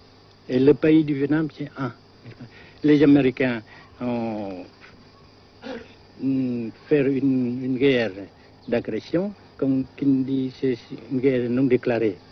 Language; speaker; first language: French; non-native, local second language; Vietnamese